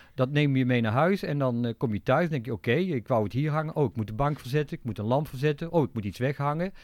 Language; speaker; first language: Dutch; native; Dutch